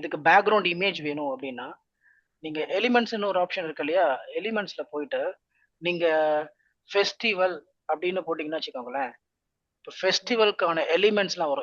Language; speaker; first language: Tamil; native; Tamil